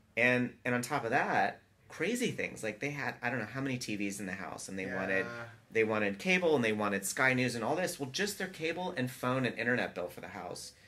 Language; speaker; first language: English; native; English